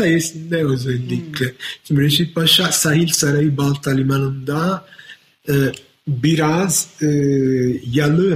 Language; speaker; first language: Turkish; non-native, fluent; Italian